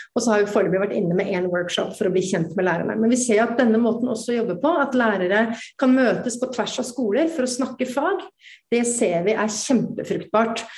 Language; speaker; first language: Norwegian; native; Norwegian